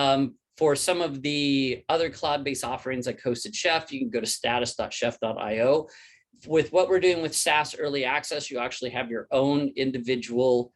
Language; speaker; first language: English; native; English